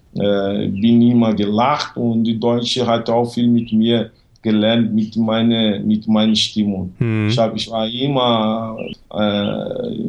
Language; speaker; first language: German; non-native, fluent; Portuguese